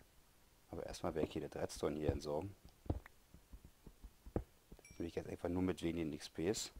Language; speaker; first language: German; native; German